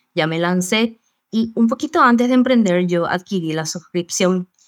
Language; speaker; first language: Spanish; native; Spanish